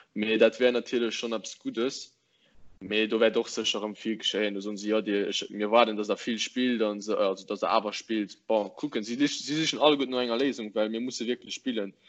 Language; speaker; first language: Luxembourgish; early bilingual, other home language; English